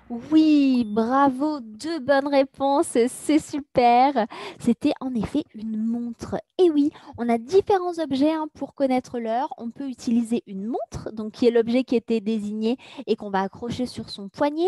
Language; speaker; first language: French; native; French